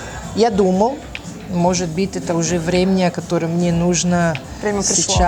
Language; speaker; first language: Russian; non-native, learner; Portuguese